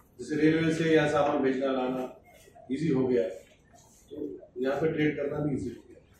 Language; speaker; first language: Hindi; non-native, local second language; Bangla